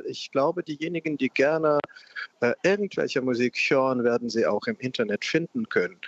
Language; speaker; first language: German; non-native, fluent; Russian